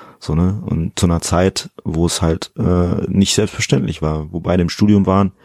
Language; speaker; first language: German; early bilingual, other home language; Fula